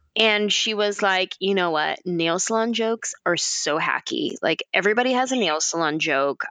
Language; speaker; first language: English; native; English